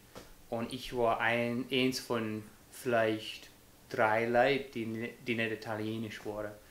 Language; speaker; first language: German; non-native, fluent; English